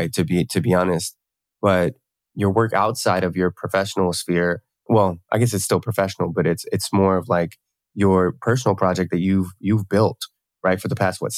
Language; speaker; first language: English; native; English